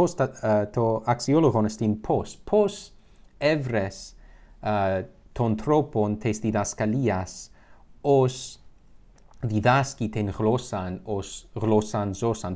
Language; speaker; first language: Greek; non-native, learner; English